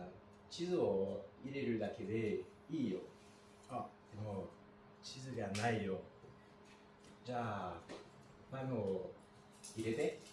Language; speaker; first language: Japanese; non-native, learner; French